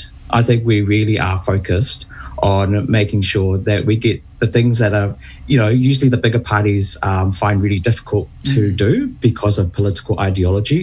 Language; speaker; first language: English; native; English